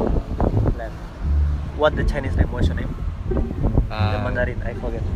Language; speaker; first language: English; non-native, learner; Indonesian